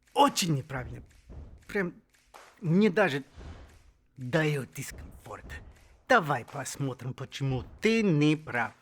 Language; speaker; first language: Russian; non-native, fluent; English